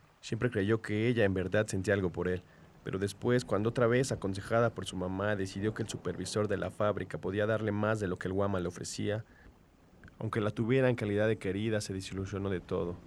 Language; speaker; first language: Spanish; native; Spanish